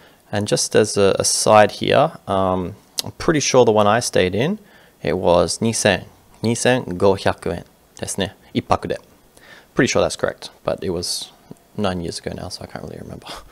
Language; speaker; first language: English; native; English